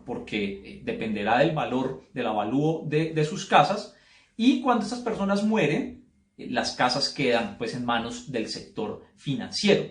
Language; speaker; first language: Spanish; native; Spanish